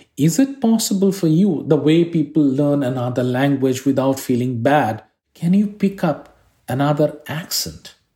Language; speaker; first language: English; non-native, fluent; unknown